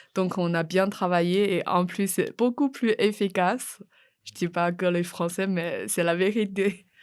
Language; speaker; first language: French; non-native, fluent; Chinese